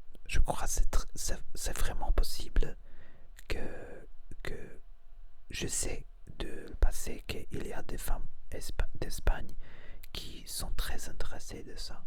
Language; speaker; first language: French; non-native, learner; Spanish